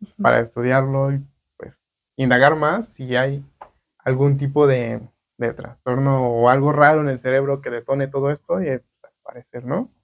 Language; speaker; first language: Spanish; native; Spanish